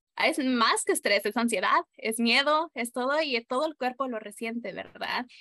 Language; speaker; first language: Spanish; early bilingual, heritage; Spanish